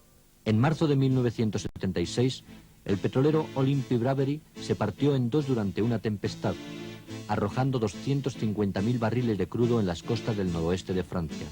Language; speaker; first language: Spanish; native; Spanish